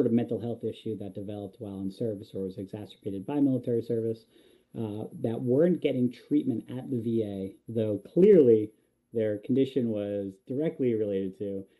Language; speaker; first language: English; native; English